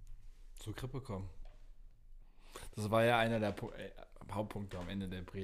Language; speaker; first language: German; native; German